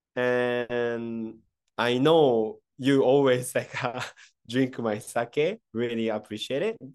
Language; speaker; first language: English; non-native, fluent; Japanese